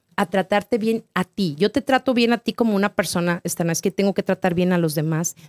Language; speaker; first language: Spanish; native; Spanish